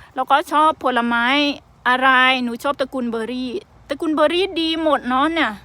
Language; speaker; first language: Thai; non-native, local second language; Khmer